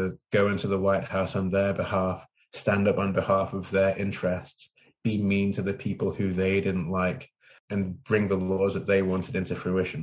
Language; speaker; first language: English; native; English